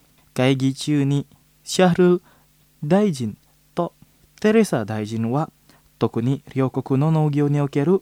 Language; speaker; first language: Japanese; non-native, fluent; Indonesian